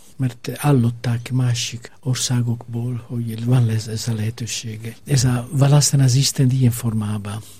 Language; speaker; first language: Hungarian; non-native, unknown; Italian